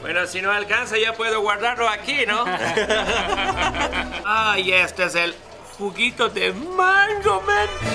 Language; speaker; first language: Spanish; native; Spanish